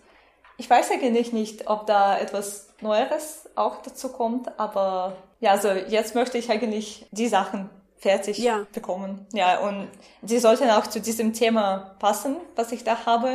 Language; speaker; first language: German; non-native, fluent; Russian